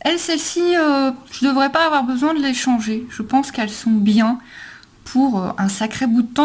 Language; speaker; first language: French; native; French